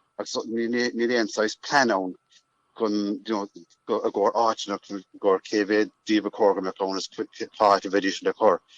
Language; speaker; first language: Irish; native; Irish